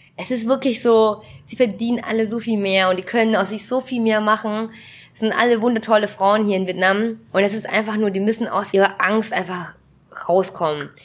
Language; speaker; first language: German; early bilingual, other home language; Vietnamese